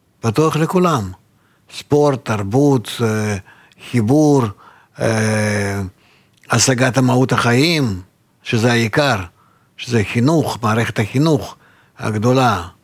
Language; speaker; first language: Hebrew; non-native, fluent; Russian